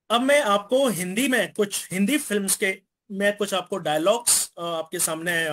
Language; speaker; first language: Hindi; native; Hindi